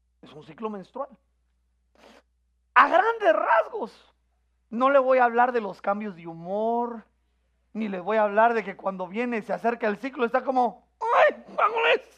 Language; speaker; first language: Spanish; native; Spanish